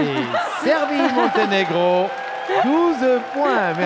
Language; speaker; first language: French; non-native, learner; Turkish